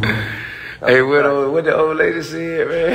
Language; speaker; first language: English; native; English